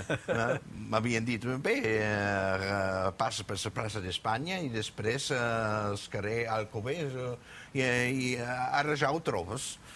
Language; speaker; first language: Catalan; non-native, fluent; German